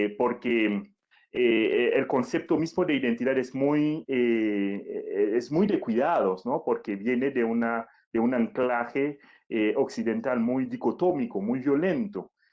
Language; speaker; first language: Spanish; non-native, fluent; Haitian Creole